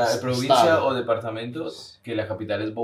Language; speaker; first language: Portuguese; non-native, learner; Spanish